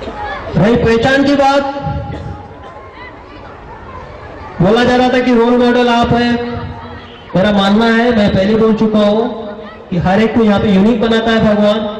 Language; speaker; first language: Hindi; non-native, local second language; Marathi